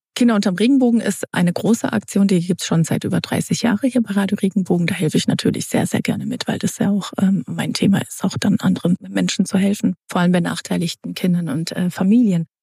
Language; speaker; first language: German; early bilingual, other home language; Romanian